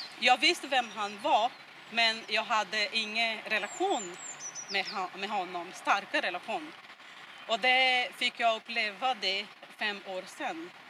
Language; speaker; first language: Swedish; non-native, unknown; Portuguese